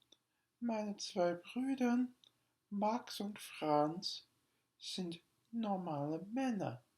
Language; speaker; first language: German; non-native, learner; English